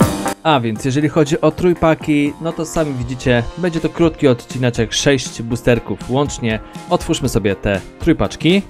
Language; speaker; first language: Polish; native; Polish